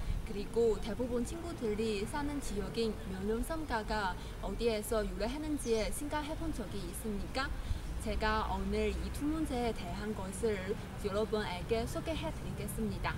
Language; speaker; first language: Korean; non-native, learner; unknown